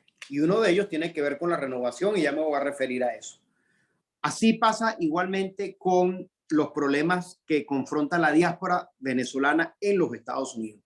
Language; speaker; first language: Spanish; native; Spanish